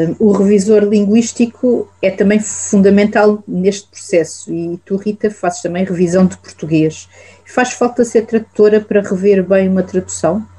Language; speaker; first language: Portuguese; native; Portuguese